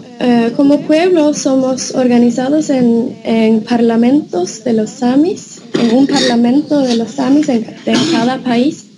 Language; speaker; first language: Spanish; non-native, fluent; Norwegian